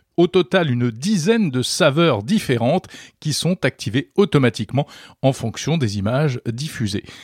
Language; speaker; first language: French; native; French